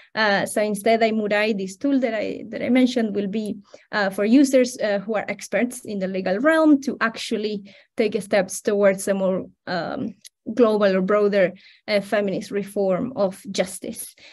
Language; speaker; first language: English; non-native, fluent; Spanish